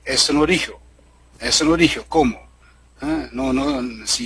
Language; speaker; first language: Spanish; non-native, fluent; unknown